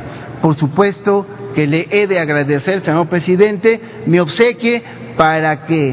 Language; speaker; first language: Spanish; native; Spanish